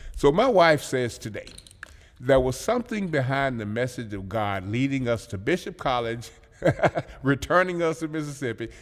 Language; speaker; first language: English; native; English